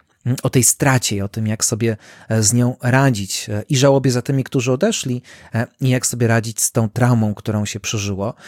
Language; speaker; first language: Polish; native; Polish